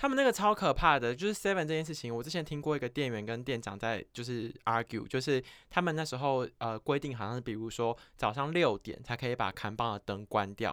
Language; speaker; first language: Chinese; native; Chinese